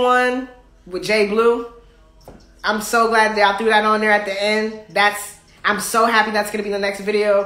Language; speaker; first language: English; native; English